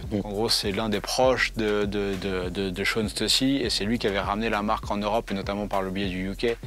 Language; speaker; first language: French; native; French